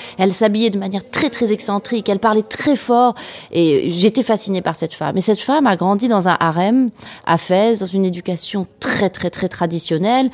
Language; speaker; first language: French; native; French